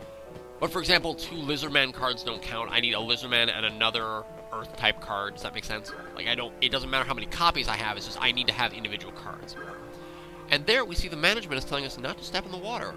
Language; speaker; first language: English; native; English